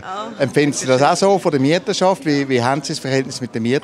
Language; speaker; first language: German; native; German